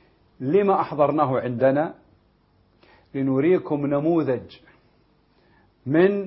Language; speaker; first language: Arabic; native; Arabic